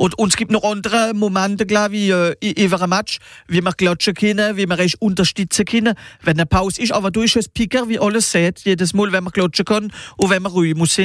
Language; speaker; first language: German; non-native, local second language; Swiss German